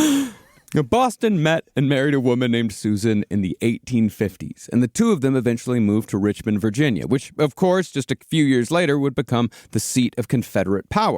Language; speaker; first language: English; native; English